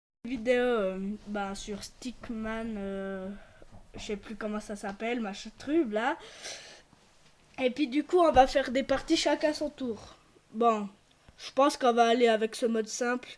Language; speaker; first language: French; native; French